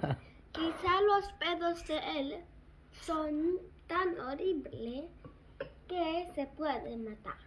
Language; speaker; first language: Spanish; early bilingual, heritage; German